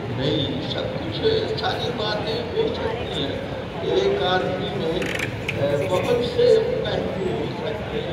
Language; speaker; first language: Urdu; non-native, local second language; Punjabi